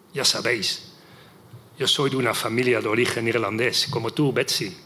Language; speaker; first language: Spanish; non-native, fluent; Dutch